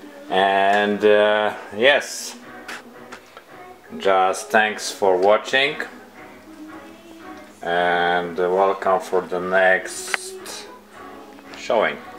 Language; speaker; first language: English; non-native, learner; Polish